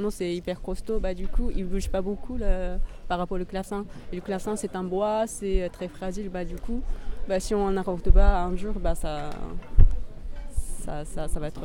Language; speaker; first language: French; non-native, fluent; Japanese